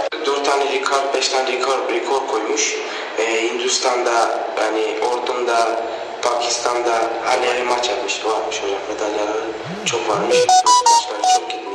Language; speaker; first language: Turkish; non-native, learner; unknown